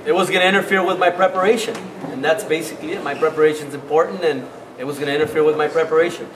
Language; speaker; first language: English; early bilingual, other home language; Spanish